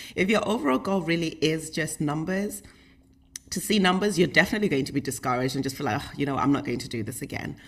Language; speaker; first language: English; native; English